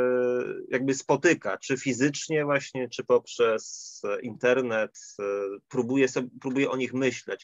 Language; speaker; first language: Polish; native; Polish